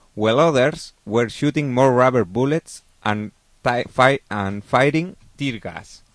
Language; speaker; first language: English; non-native, fluent; Catalan